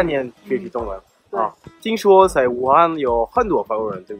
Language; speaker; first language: Chinese; non-native, learner; French